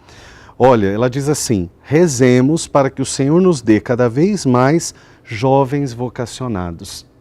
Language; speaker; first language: Portuguese; native; Portuguese